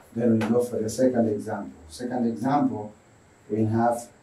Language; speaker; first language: English; non-native, local second language; Swahili